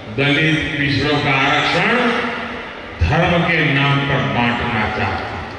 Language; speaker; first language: Hindi; non-native, local second language; Gujarati